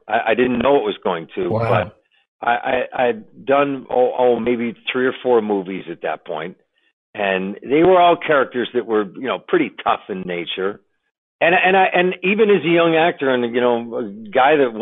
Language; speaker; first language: English; native; English